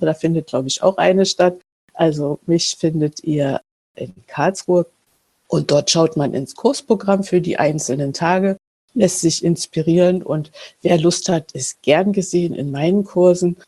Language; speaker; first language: German; native; German